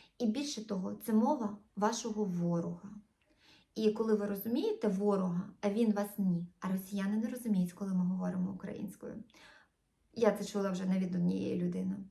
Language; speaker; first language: Ukrainian; non-native, local second language; Russian